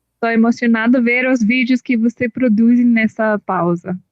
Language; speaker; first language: Portuguese; non-native, fluent; English